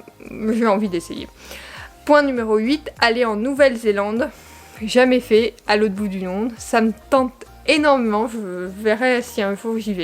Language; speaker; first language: French; native; French